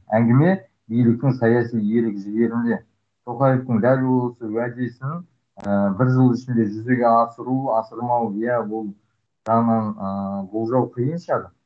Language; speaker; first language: Kazakh; native; Kazakh